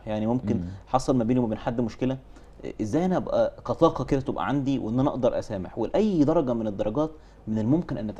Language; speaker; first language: Arabic; native; Arabic